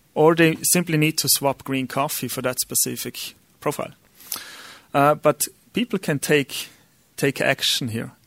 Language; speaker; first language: English; non-native, fluent; German